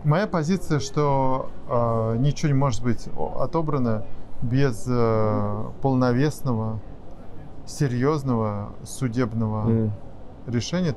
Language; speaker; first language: Russian; native; Russian